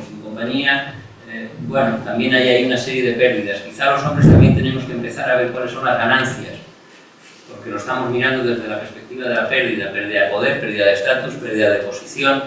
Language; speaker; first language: Spanish; non-native, local second language; Catalan